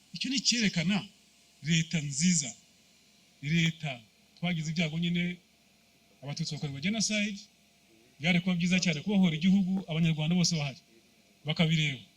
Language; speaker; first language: Kinyarwanda; early bilingual, heritage; Kinyarwanda